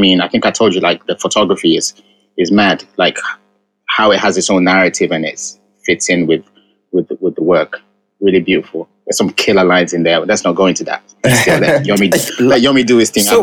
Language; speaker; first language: English; non-native, local second language; Ga